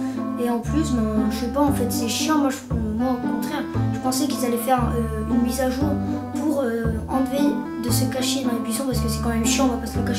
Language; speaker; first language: French; native; French